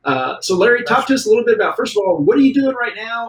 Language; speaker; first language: English; native; English